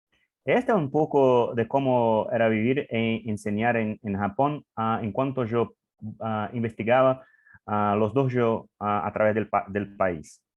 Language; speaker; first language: Spanish; non-native, learner; English